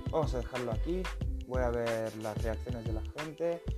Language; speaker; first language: Spanish; non-native, fluent; Lithuanian